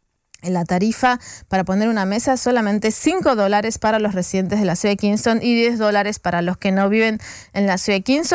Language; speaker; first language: Spanish; native; Spanish